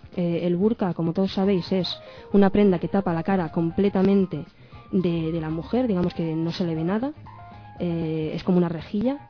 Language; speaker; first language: Spanish; native; Spanish